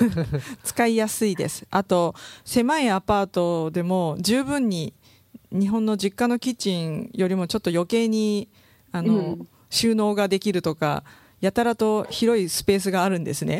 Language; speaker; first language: Japanese; native; Japanese